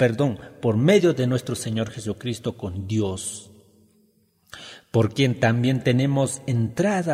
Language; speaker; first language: Spanish; non-native, local second language; Aymara